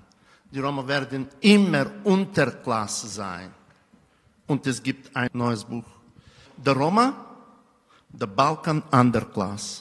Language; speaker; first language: German; non-native, fluent; Bulgarian